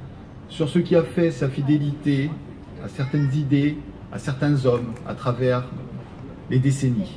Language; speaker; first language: French; native; French